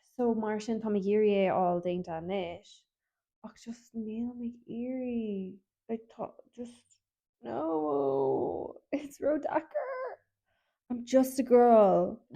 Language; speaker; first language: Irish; non-native, local second language; English